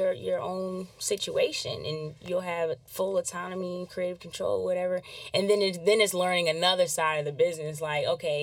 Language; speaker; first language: English; native; English